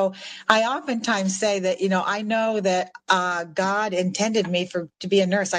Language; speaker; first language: English; native; English